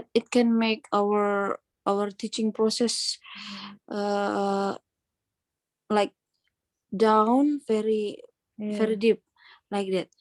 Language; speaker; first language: English; non-native, learner; Indonesian